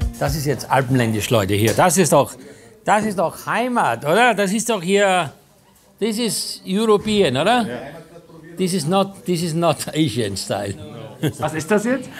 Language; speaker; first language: German; native; German